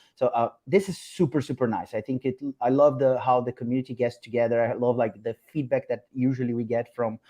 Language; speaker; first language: English; non-native, fluent; Portuguese